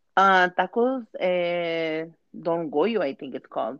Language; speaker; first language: English; early bilingual, other home language; Spanish